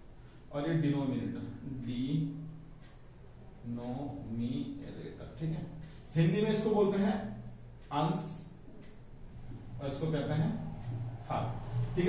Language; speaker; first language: Hindi; native; Hindi